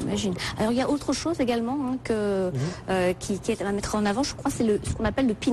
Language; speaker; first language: French; native; French